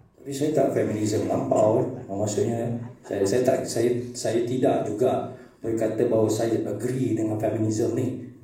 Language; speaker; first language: Malay; native; Malay